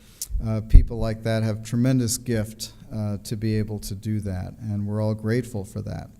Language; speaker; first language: English; native; English